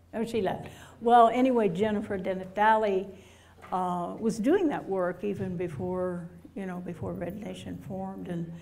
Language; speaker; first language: English; native; English